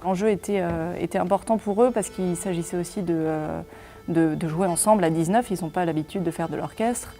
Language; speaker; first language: French; native; French